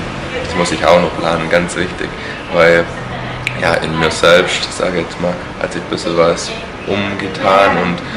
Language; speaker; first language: German; native; German